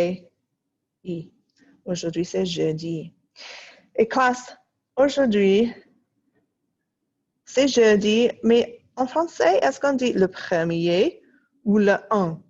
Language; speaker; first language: French; non-native, fluent; English